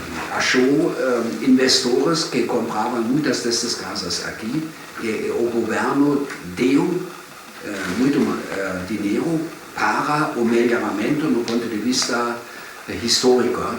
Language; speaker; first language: Portuguese; non-native, fluent; German